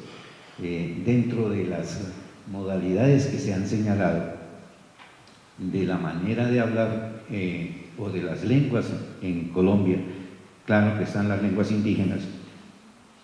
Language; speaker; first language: Spanish; native; Spanish